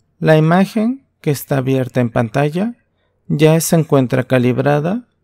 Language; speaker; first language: Spanish; native; Spanish